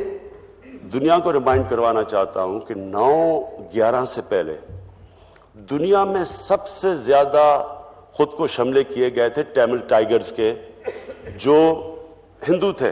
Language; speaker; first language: Urdu; native; Urdu